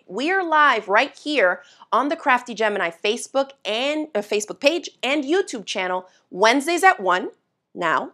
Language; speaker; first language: English; native; English